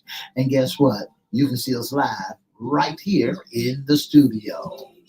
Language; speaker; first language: English; native; English